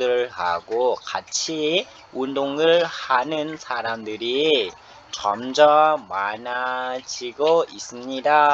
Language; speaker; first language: Korean; non-native, fluent; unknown